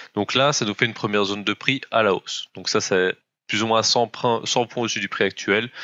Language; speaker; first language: French; native; French